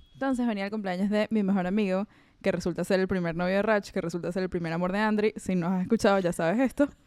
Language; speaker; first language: Spanish; native; Spanish